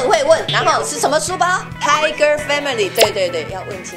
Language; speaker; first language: Chinese; native; Chinese